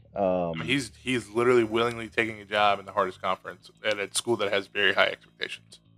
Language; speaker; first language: English; native; English